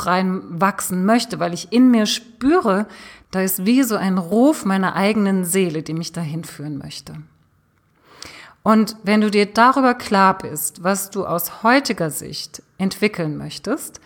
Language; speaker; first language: German; native; German